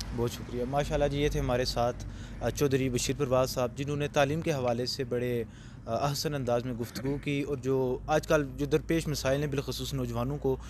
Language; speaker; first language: Urdu; non-native, local second language; Pahari-Potwari